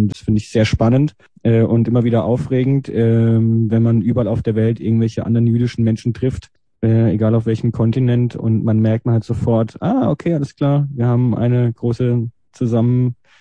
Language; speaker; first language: German; early bilingual, other home language; Hebrew